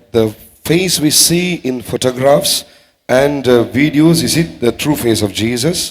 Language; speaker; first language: English; non-native, local second language; Tamil